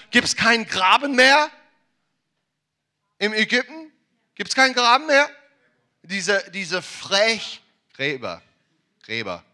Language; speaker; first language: German; non-native, learner; English